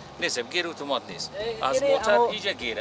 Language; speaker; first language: Persian; native; Persian